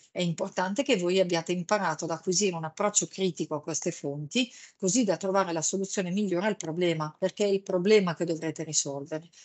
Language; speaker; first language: Italian; native; Italian